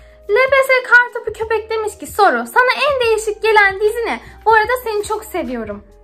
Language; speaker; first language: Turkish; early bilingual, heritage; Turkish